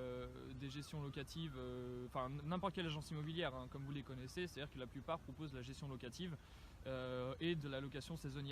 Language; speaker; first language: French; native; French